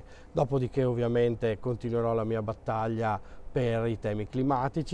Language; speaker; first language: Italian; native; Italian